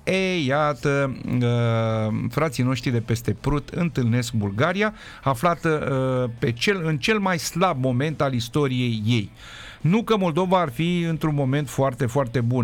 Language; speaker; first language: Romanian; native; Romanian